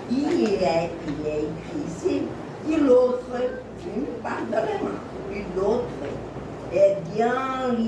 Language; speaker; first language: French; non-native, learner; Portuguese